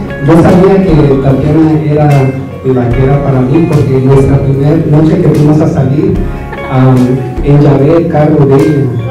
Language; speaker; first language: Spanish; early bilingual, other home language; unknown